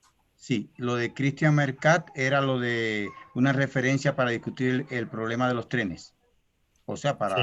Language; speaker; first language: Spanish; native; Spanish